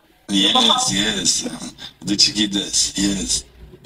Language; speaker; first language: English; non-native, learner; Armenian